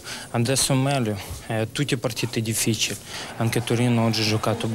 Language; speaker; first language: Italian; non-native, learner; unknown